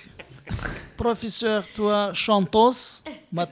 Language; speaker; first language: French; non-native, learner; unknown